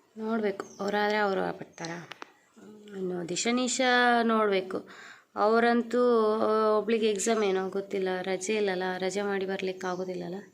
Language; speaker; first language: Kannada; native; Kannada